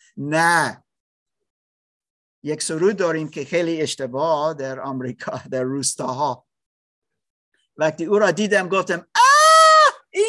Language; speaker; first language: Persian; non-native, learner; English